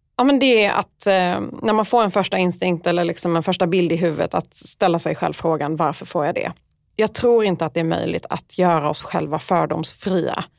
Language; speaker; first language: Swedish; early bilingual, other home language; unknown